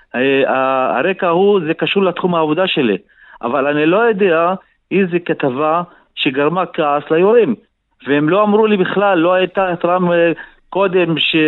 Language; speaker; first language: Hebrew; non-native, local second language; Arabic